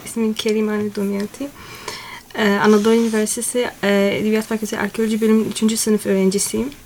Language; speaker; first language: Turkish; non-native, fluent; Arabic